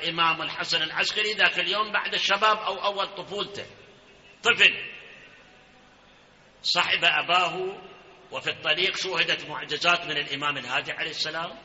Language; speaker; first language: Arabic; native; Arabic